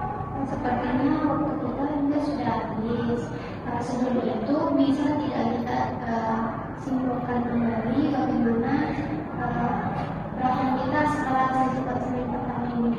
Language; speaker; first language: Indonesian; native; Indonesian